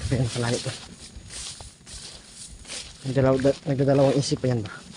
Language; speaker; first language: Filipino; non-native, local second language; Cebuano